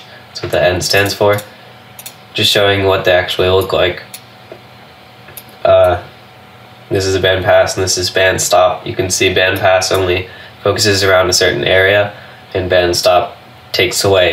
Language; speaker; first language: English; native; English